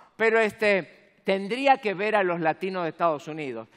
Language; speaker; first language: Spanish; native; Spanish